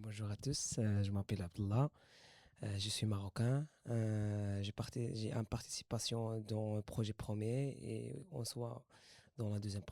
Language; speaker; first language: French; non-native, learner; Arabic